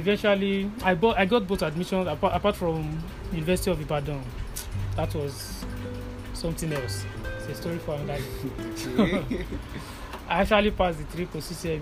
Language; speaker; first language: English; non-native, local second language; Yoruba